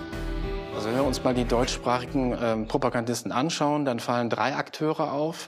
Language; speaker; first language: German; native; German